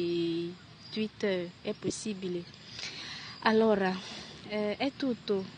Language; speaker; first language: Italian; non-native, learner; French